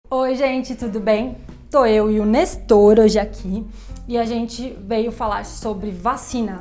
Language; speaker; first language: Portuguese; native; Portuguese